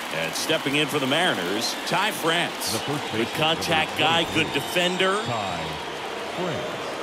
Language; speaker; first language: English; native; English